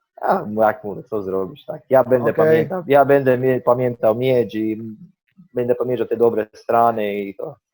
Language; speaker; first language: Polish; non-native, fluent; Croatian